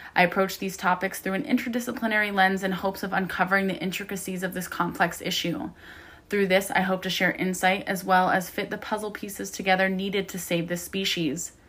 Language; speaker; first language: English; native; English